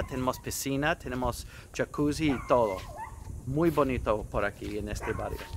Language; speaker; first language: Spanish; non-native, fluent; English